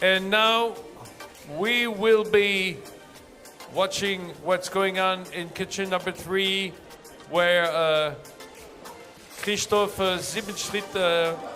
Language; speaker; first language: English; non-native, fluent; French